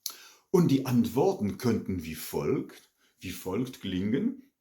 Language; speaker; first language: German; non-native, fluent; French